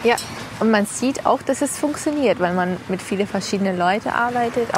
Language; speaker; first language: German; non-native, fluent; English